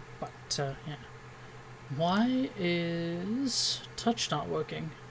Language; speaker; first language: English; native; English